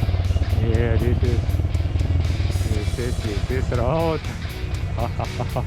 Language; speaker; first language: English; non-native, learner; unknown